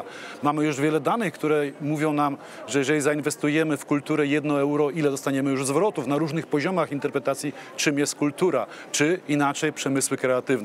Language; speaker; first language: Polish; native; Polish